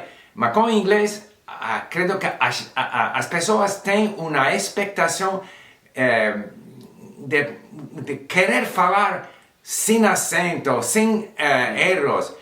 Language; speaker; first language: Portuguese; non-native, learner; English